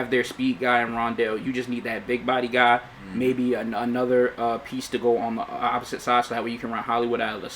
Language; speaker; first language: English; native; English